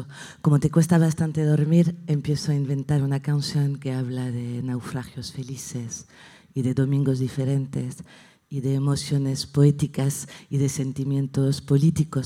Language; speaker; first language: Spanish; non-native, fluent; French